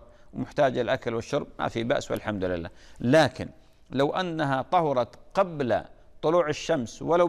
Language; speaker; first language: Arabic; native; Arabic